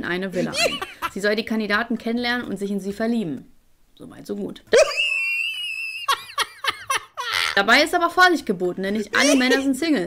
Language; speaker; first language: German; native; German